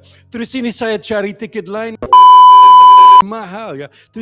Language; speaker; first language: Indonesian; non-native, learner; English